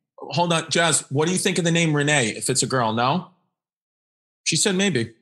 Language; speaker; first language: English; native; English